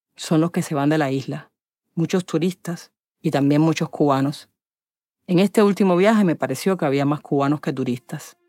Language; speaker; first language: Spanish; native; Spanish